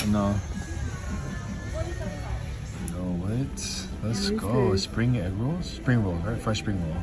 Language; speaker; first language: English; early bilingual, other home language; Spanish